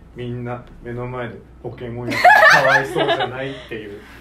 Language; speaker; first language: Japanese; native; Japanese